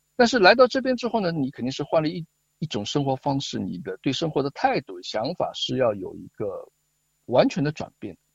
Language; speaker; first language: Chinese; native; Chinese